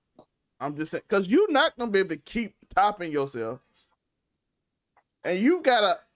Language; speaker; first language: English; native; English